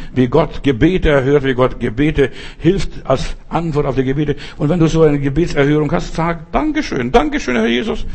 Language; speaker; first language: German; non-native, fluent; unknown